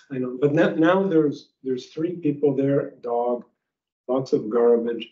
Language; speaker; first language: English; native; English